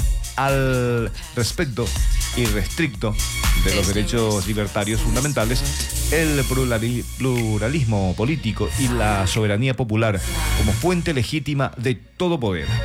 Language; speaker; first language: Spanish; native; Spanish